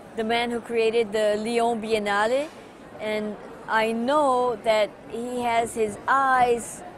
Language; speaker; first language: English; non-native, fluent; Portuguese